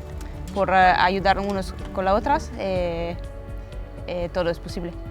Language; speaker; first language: Spanish; non-native, fluent; Italian